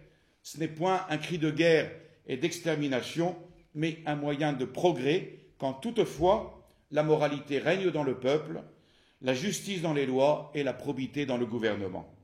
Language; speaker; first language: French; native; French